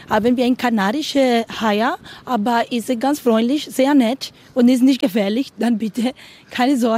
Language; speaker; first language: German; non-native, learner; Spanish